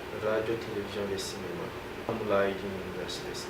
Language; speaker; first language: Turkish; non-native, fluent; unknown